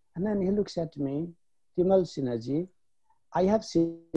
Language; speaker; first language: English; non-native, local second language; Nepali